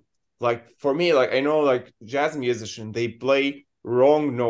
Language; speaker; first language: English; non-native, learner; Arabic